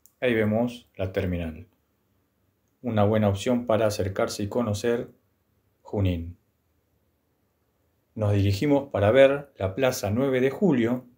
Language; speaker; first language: Spanish; native; Spanish